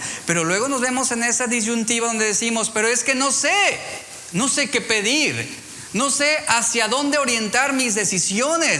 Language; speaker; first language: Spanish; native; Spanish